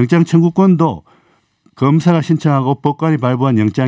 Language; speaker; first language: Korean; native; Korean